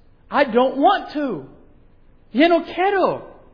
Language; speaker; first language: English; native; English